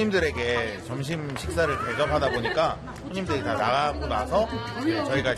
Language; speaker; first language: Korean; native; Korean